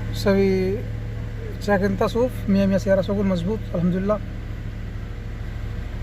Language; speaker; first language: Arabic; non-native, learner; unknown